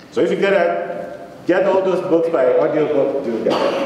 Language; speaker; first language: English; non-native, local second language; Yoruba